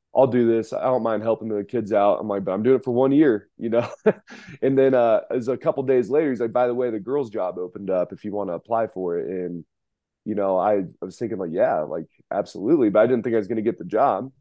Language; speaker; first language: English; native; English